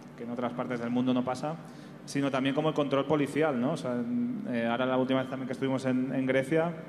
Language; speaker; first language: Spanish; native; Spanish